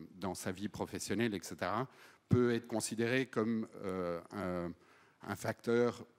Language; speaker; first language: French; native; French